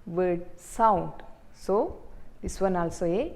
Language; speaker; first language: English; non-native, local second language; Kannada